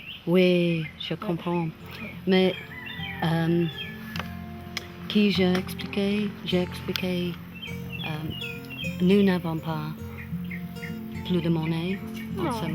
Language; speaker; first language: French; non-native, learner; English